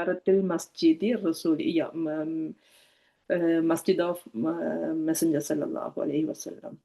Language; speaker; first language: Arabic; non-native, learner; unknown